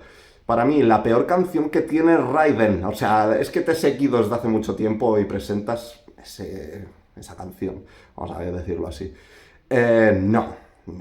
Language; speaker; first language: Spanish; native; Spanish